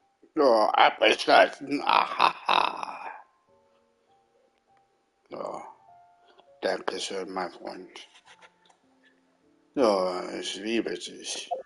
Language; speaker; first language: German; non-native, learner; Vietnamese